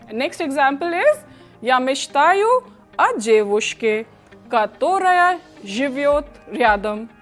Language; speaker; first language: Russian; non-native, fluent; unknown